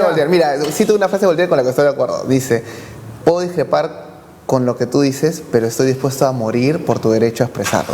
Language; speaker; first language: Spanish; native; Spanish